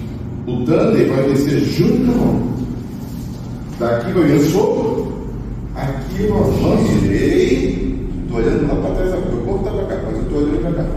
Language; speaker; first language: Portuguese; native; Portuguese